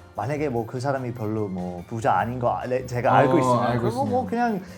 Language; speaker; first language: Korean; non-native, fluent; English